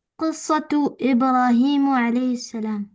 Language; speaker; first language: Arabic; non-native, learner; Bangla